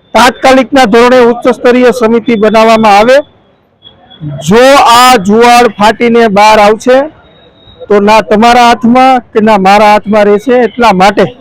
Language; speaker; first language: Gujarati; native; Gujarati